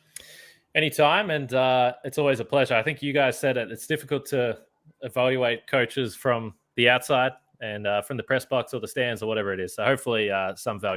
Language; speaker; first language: English; native; English